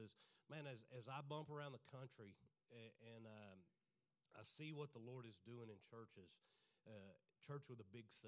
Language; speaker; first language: English; native; English